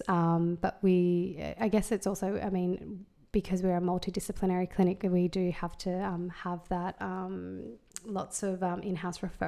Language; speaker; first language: English; native; English